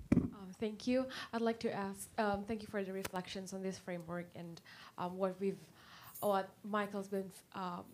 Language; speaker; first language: English; non-native, fluent; Indonesian